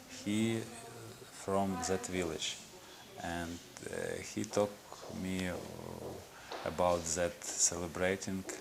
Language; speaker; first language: English; non-native, learner; Ukrainian